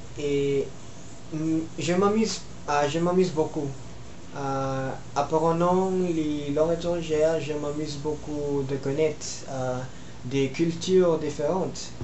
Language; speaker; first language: French; non-native, learner; Filipino